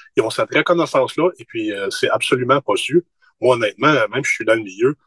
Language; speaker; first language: French; native; French